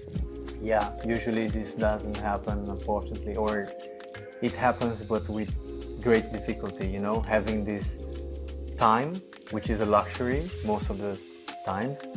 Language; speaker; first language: English; non-native, fluent; Romanian